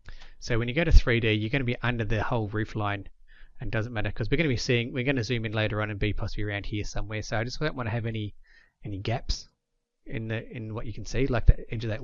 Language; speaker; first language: English; native; English